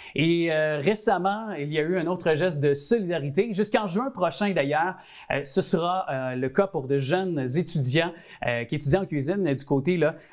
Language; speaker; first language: French; native; French